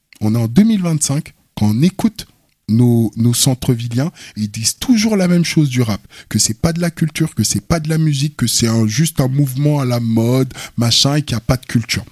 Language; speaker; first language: French; early bilingual, other home language; Wolof